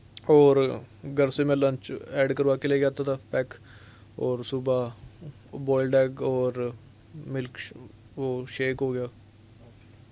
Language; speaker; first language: Hindi; non-native, local second language; Punjabi